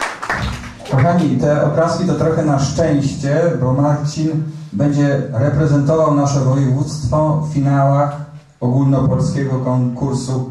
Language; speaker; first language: Polish; native; Polish